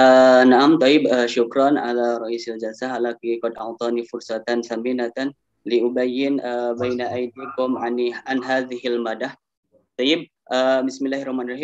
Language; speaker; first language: Arabic; non-native, learner; Indonesian